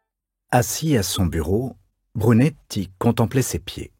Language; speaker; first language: French; native; French